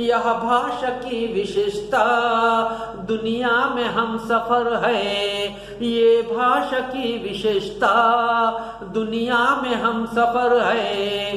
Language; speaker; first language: Hindi; non-native, local second language; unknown